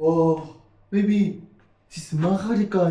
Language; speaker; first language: English; non-native, learner; Korean